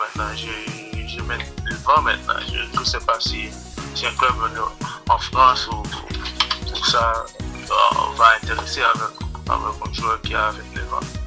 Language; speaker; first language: French; non-native, local second language; Haitian Creole